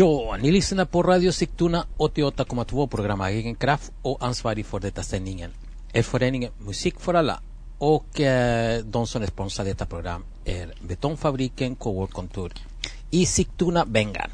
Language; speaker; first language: Swedish; non-native, fluent; Spanish